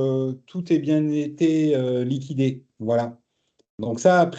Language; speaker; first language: French; native; French